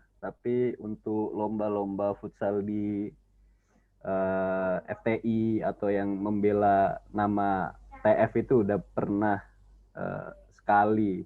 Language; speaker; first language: Indonesian; native; Indonesian